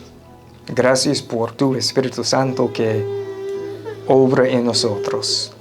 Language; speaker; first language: Spanish; non-native, fluent; English